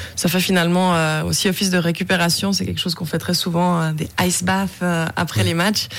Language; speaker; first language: French; native; French